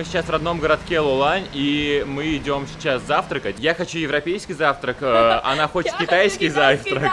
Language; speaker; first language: Russian; native; Russian